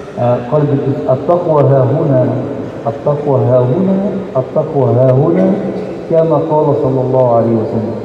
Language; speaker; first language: Arabic; native; Arabic